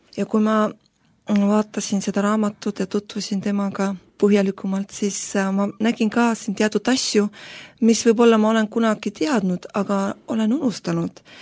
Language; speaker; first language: Estonian; non-native, local second language; Russian